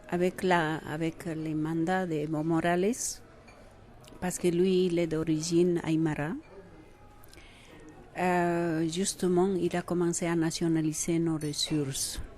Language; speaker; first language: French; non-native, fluent; Quechua